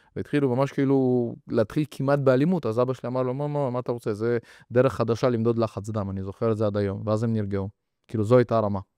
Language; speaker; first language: Hebrew; early bilingual, other home language; Russian